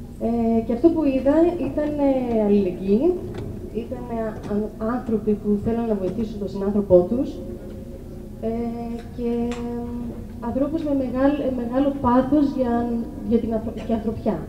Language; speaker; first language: Greek; early bilingual, heritage; Greek